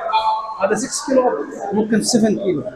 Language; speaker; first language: Arabic; non-native, learner; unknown